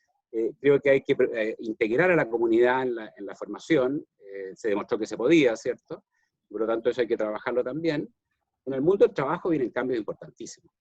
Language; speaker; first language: Spanish; native; Spanish